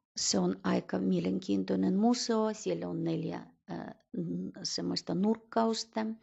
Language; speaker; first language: Finnish; early bilingual, heritage; Russian